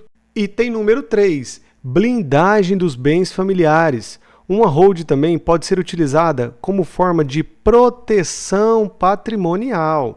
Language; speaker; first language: Portuguese; native; Portuguese